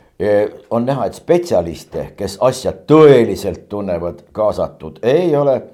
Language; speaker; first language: Estonian; native; Estonian